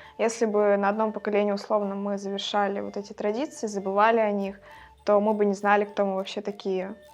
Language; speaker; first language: Russian; native; Russian